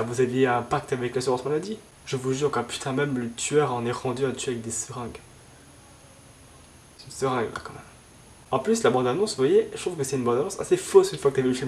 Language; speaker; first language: French; native; French